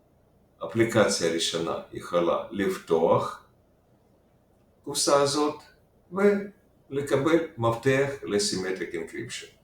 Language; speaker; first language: Hebrew; non-native, fluent; Russian